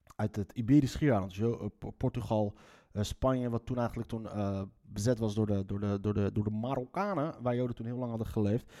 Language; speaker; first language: Dutch; native; Dutch